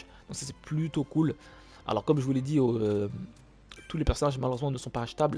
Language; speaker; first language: French; native; French